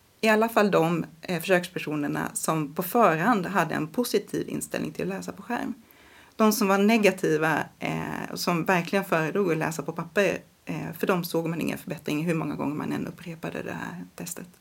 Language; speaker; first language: Swedish; native; Swedish